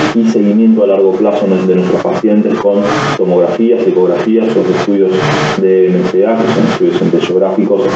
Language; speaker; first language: Spanish; native; Spanish